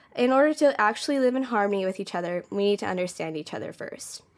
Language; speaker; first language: English; native; English